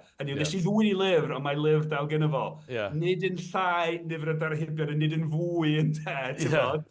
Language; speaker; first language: Welsh; native; Welsh